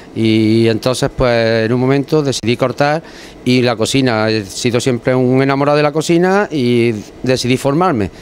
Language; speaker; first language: Spanish; native; Spanish